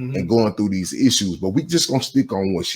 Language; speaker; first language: English; native; English